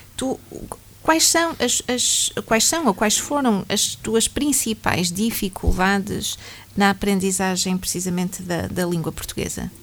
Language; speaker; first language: Portuguese; native; Portuguese